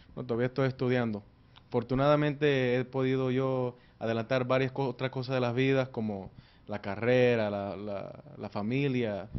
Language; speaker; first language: Spanish; early bilingual, heritage; Spanish